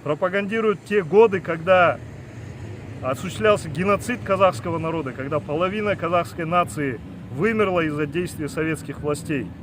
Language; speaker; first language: Russian; non-native, local second language; Kazakh